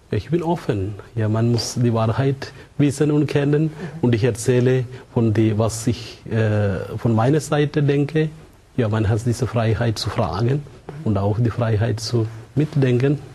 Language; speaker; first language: German; non-native, fluent; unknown